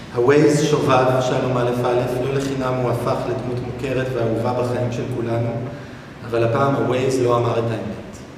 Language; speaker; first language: Hebrew; native; Hebrew